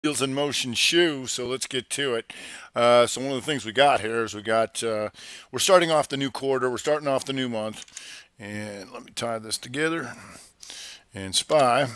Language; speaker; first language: English; native; English